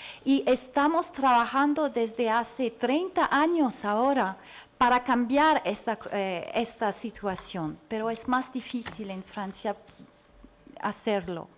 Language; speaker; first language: Spanish; non-native, learner; French